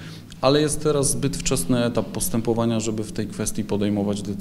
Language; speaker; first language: Polish; native; Polish